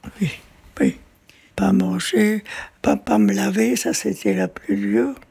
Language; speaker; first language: French; non-native, fluent; German